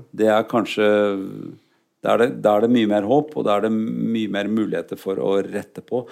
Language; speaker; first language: Norwegian; native; Norwegian